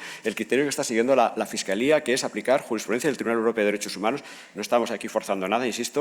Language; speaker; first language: Spanish; native; Spanish